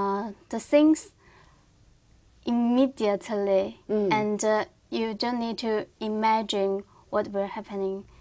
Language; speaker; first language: English; non-native, learner; Korean